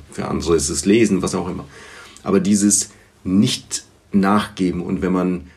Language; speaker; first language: German; early bilingual, other home language; Bulgarian